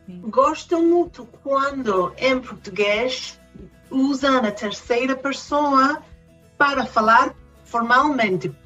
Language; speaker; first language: Portuguese; non-native, fluent; Spanish